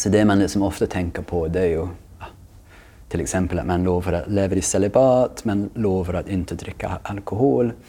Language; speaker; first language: Swedish; non-native, fluent; English